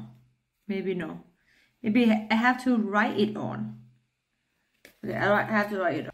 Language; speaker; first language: English; non-native, learner; Thai